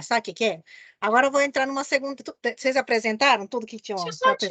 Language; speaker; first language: Portuguese; native; Portuguese